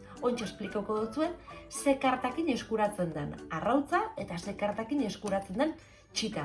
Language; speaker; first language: Basque; native; Basque